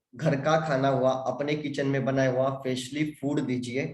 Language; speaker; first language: Hindi; non-native, local second language; Marathi